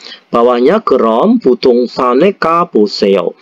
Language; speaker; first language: Korean; non-native, fluent; Indonesian